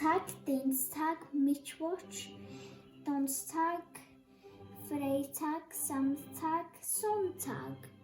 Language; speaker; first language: German; non-native, learner; Welsh